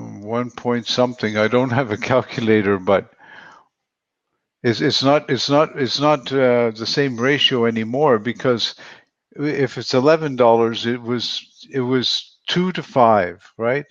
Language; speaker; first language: English; non-native, fluent; Spanish